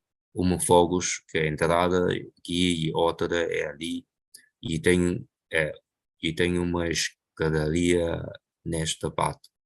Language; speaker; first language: Portuguese; non-native, local second language; Chinese